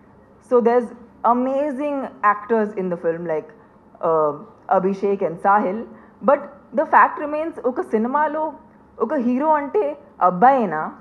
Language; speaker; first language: Telugu; non-native, fluent; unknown